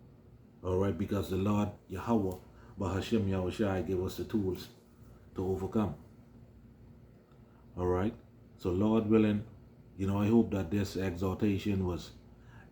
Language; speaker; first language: English; native; English